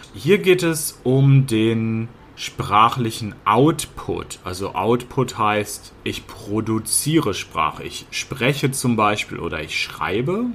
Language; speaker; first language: German; native; German